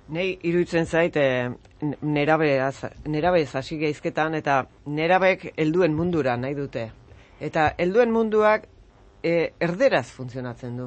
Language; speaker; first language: Basque; native; Basque